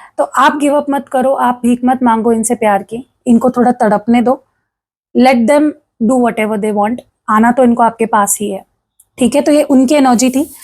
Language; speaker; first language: Hindi; non-native, local second language; Marathi